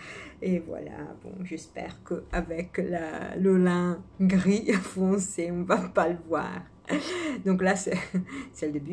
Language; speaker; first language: French; non-native, fluent; Italian